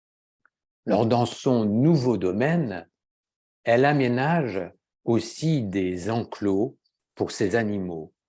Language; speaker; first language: French; native; French